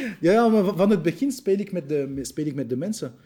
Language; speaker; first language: Dutch; non-native, local second language; French